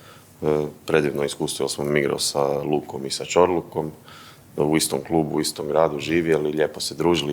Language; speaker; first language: Bosnian; native; Bosnian